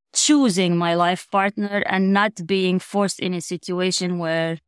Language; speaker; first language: English; non-native, fluent; Arabic